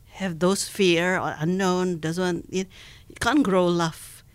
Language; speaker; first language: English; non-native, learner; Indonesian